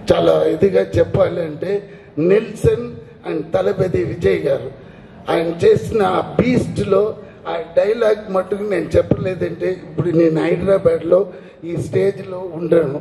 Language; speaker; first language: Telugu; non-native, learner; Tamil